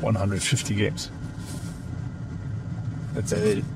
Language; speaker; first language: English; non-native, fluent; German